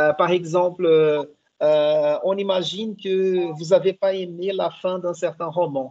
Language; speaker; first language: French; non-native, fluent; Portuguese